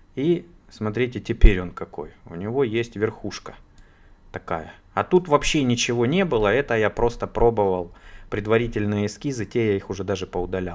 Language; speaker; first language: Russian; native; Russian